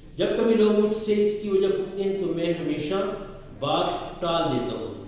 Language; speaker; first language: Urdu; non-native, local second language; Pashto